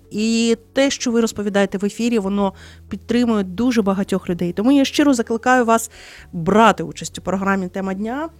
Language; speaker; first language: Ukrainian; native; Ukrainian